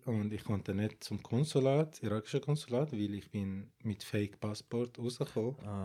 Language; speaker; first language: German; non-native, fluent; Arabic